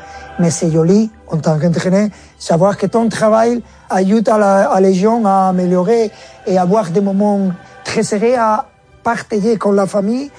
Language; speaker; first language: French; non-native, learner; Spanish